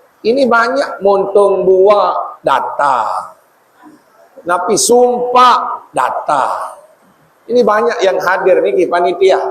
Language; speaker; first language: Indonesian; non-native, local second language; Sasak